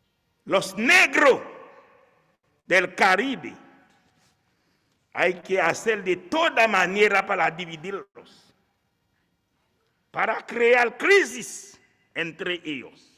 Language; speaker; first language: Spanish; non-native, fluent; Haitian Creole